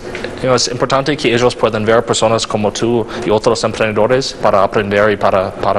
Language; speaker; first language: Spanish; non-native, learner; English